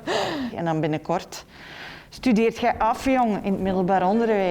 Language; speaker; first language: Dutch; native; Dutch